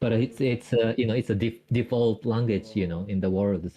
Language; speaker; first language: English; non-native, fluent; Japanese